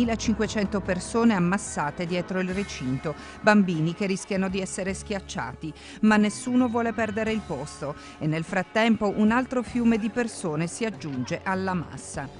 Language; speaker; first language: Italian; native; Italian